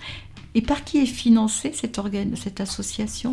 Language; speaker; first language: French; native; French